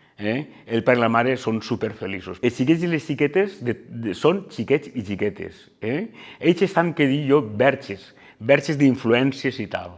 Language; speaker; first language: Catalan; native; Catalan